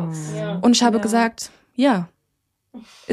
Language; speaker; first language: German; early bilingual, other home language; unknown